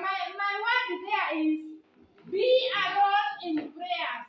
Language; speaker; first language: English; non-native, local second language; Swahili